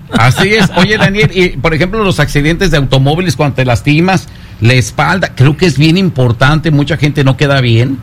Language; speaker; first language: Spanish; native; Spanish